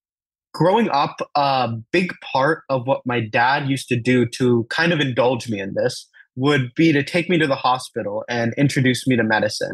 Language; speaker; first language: English; early bilingual, other home language; Telugu